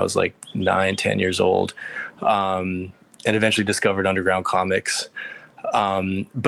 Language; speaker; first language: English; native; English